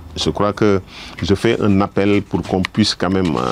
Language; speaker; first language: French; non-native, local second language; Wolof